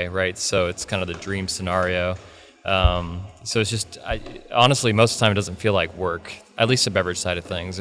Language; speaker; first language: English; native; English